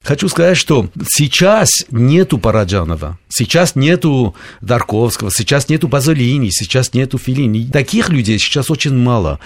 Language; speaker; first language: Russian; non-native, fluent; Armenian